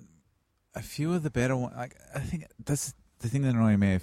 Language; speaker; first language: English; native; English